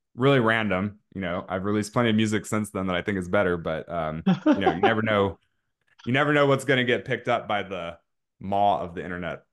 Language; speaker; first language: English; native; English